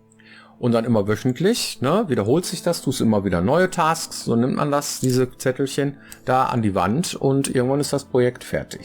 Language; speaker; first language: German; native; German